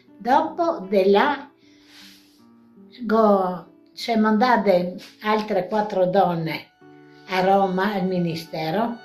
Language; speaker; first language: Italian; non-native, local second language; Venetian